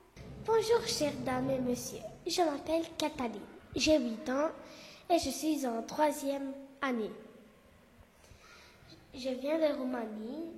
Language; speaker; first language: French; early bilingual, other home language; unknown